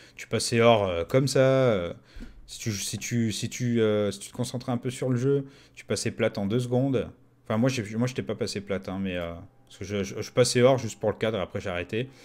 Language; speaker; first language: French; native; French